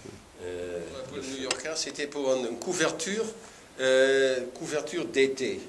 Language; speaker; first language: French; non-native, learner; Dutch